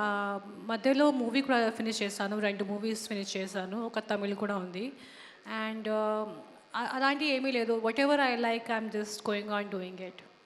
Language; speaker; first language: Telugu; non-native, local second language; Hindi